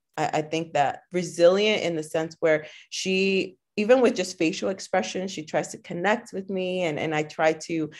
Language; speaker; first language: English; early bilingual, other home language; Spanish